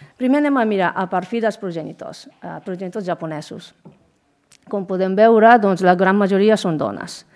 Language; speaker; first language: Catalan; non-native, fluent; Japanese